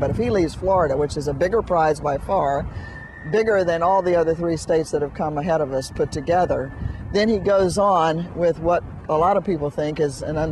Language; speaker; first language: English; native; English